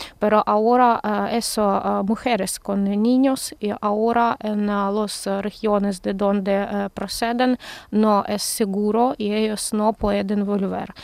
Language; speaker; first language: Spanish; non-native, learner; Ukrainian